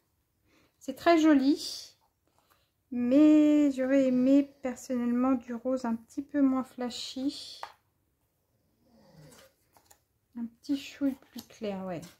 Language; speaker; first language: French; native; French